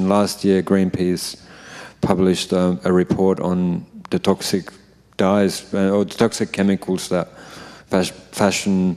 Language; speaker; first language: English; non-native, fluent; Finnish